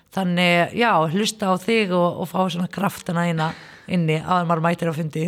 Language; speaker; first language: Icelandic; non-native, fluent; Arabic